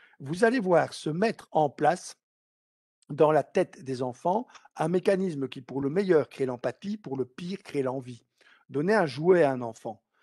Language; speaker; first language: French; native; French